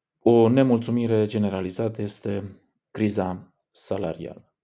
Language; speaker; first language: Romanian; native; Romanian